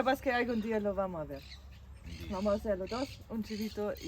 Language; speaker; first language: Spanish; non-native, fluent; German